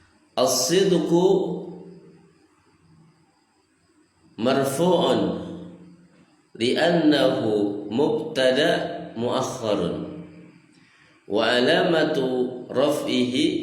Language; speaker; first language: Arabic; non-native, fluent; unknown